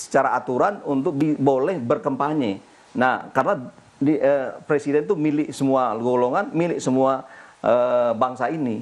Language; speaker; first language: Indonesian; native; Indonesian